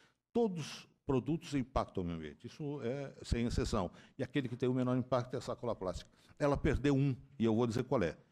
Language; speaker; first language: Portuguese; native; Portuguese